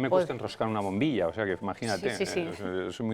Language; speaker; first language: Spanish; native; Spanish